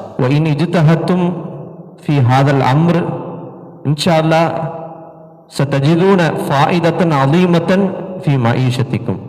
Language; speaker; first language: Arabic; non-native, fluent; Tamil